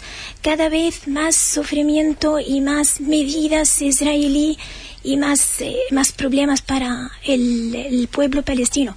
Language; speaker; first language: Spanish; non-native, fluent; Arabic